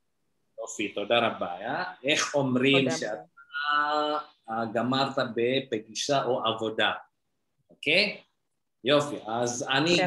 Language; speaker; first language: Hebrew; non-native, fluent; Indonesian